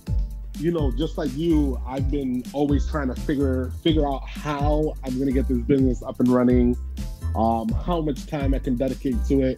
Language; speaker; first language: English; native; English